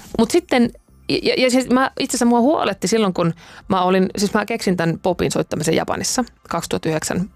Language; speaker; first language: Finnish; native; Finnish